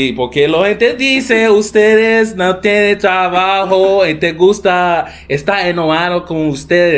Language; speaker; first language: Spanish; non-native, learner; English